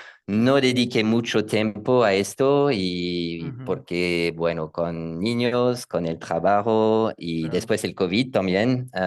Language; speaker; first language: Spanish; non-native, learner; French